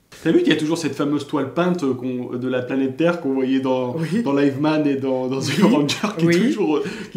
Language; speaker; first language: French; native; French